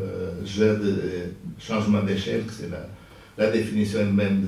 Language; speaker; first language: French; non-native, fluent; Portuguese